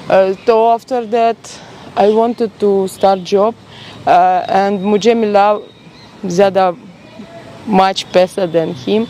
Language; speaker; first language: Hindi; non-native, learner; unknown